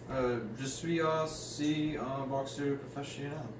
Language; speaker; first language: French; non-native, learner; English